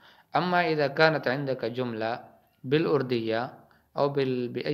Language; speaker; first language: Arabic; non-native, fluent; Urdu